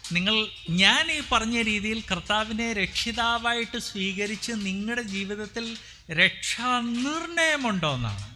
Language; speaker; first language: Malayalam; non-native, local second language; Hindi